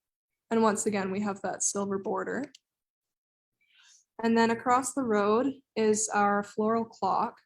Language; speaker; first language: English; native; English